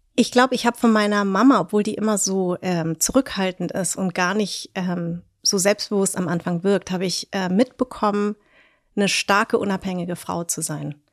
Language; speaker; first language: German; early bilingual, other home language; Vietnamese